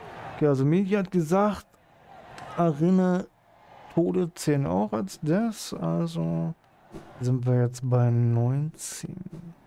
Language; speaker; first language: German; native; German